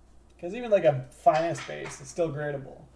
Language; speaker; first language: English; native; English